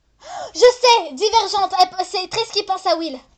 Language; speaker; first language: French; native; French